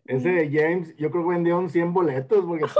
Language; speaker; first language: Spanish; native; Spanish